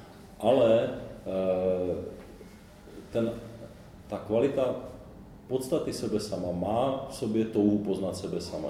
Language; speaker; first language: Czech; native; Czech